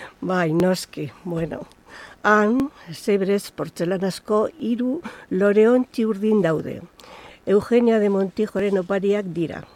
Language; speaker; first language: Basque; non-native, local second language; Spanish